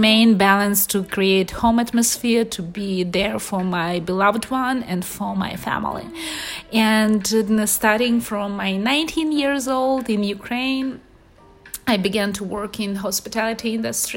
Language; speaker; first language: English; non-native, fluent; Ukrainian